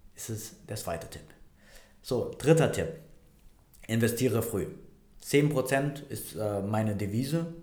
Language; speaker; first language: German; non-native, fluent; Vietnamese